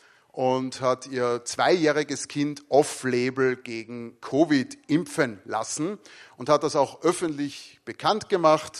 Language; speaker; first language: German; native; German